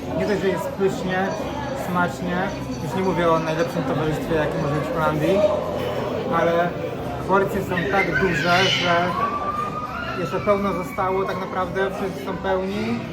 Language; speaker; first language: Polish; native; Polish